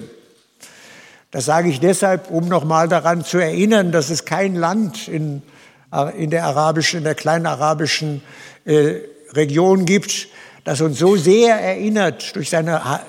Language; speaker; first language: German; native; German